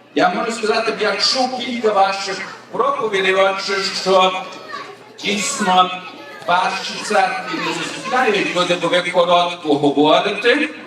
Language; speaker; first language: Ukrainian; early bilingual, heritage; Ukrainian